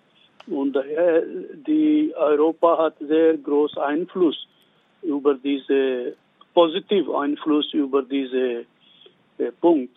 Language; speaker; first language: German; non-native, learner; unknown